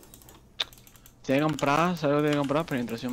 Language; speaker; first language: Spanish; native; Spanish